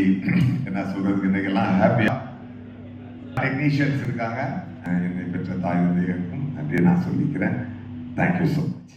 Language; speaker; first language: Tamil; native; Tamil